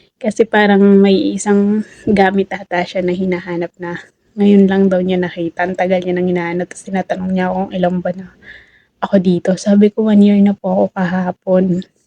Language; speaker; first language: Filipino; native; Filipino